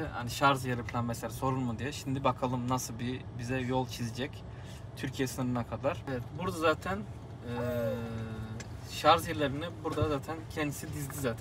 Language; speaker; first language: Turkish; native; Turkish